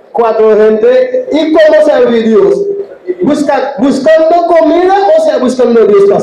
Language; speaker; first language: Spanish; non-native, learner; Haitian Creole